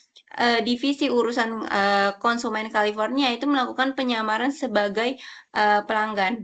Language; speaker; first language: Indonesian; native; Indonesian